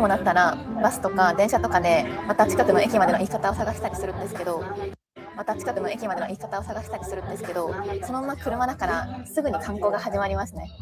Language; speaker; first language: Japanese; native; Japanese